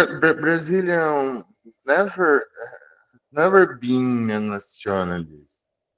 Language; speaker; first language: English; non-native, learner; Portuguese